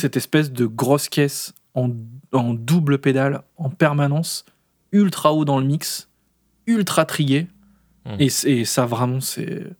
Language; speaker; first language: French; native; French